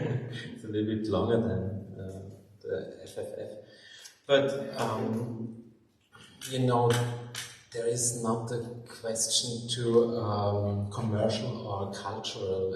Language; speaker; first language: English; non-native, fluent; German